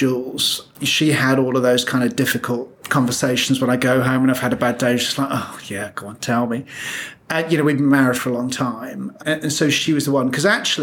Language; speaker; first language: English; native; English